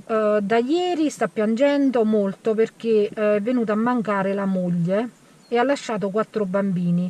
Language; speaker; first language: Italian; native; Italian